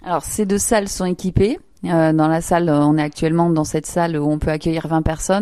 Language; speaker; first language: French; native; French